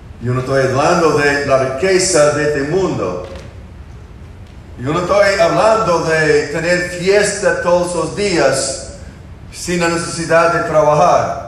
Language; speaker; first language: Spanish; non-native, fluent; English